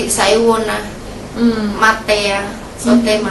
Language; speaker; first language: Cantonese; non-native, learner; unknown